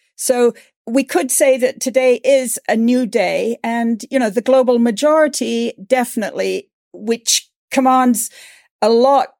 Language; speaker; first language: English; native; English